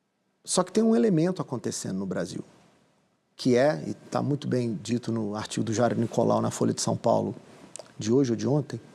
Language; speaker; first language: Portuguese; native; Portuguese